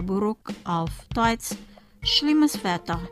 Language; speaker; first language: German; non-native, fluent; Indonesian